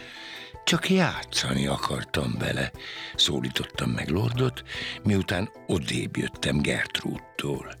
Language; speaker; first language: Hungarian; native; Hungarian